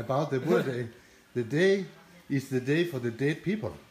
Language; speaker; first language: English; non-native, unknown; Danish